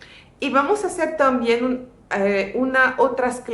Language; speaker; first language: Spanish; non-native, fluent; French